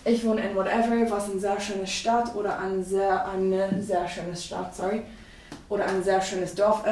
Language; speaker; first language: German; non-native, fluent; English